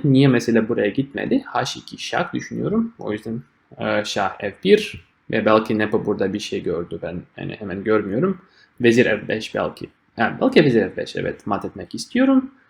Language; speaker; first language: Turkish; non-native, fluent; Russian